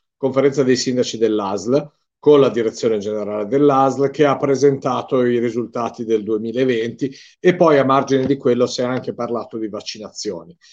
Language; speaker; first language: Italian; native; Italian